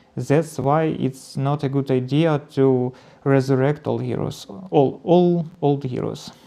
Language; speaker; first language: English; non-native, learner; Ukrainian